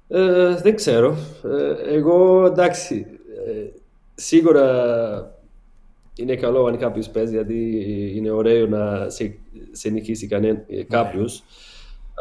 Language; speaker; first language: Greek; non-native, learner; Portuguese